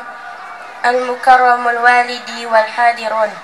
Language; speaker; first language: Arabic; non-native, learner; Indonesian